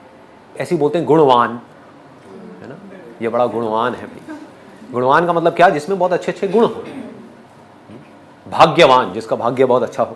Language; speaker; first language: Hindi; native; Hindi